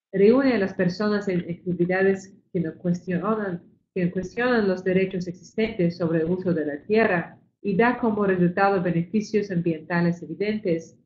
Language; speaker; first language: Spanish; non-native, fluent; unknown